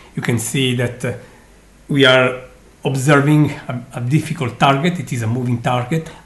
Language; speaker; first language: English; non-native, fluent; Italian